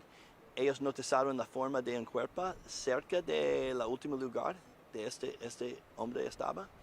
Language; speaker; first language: Spanish; non-native, learner; English